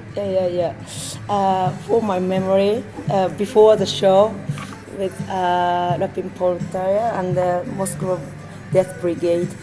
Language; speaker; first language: English; non-native, learner; Japanese